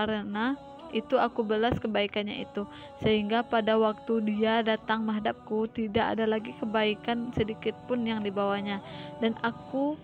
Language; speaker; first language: Indonesian; native; Indonesian